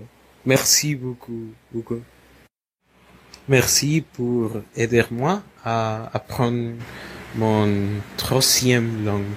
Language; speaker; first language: French; non-native, learner; Spanish